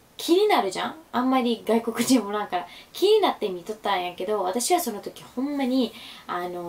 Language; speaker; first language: Japanese; non-native, fluent; Urdu